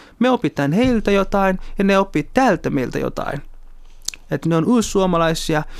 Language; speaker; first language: Finnish; early bilingual, other home language; Somali